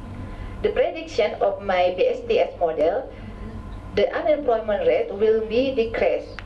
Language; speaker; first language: English; non-native, local second language; Indonesian